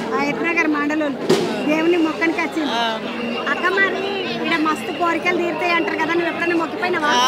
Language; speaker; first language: Telugu; native; Telugu